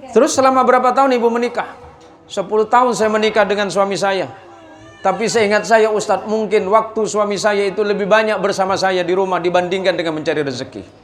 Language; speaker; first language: Indonesian; non-native, local second language; Madurese